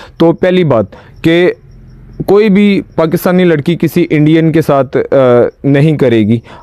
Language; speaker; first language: Urdu; non-native, local second language; Punjabi